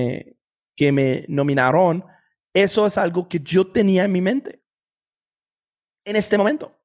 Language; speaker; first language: Spanish; non-native, fluent; French